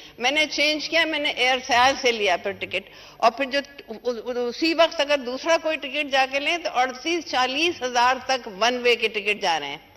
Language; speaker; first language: Urdu; native; Urdu